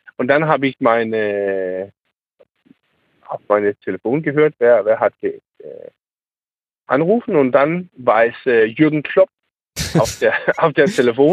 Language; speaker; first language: German; non-native, learner; Danish